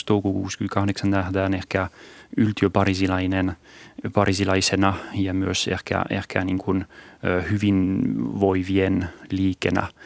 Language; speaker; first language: Finnish; non-native, fluent; French